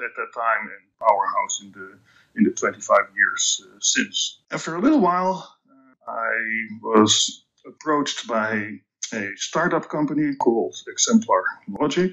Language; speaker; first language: English; non-native, fluent; Dutch